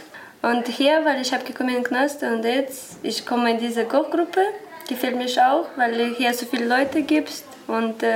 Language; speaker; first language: German; non-native, learner; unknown